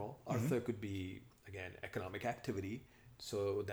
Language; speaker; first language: English; non-native, local second language; Hindi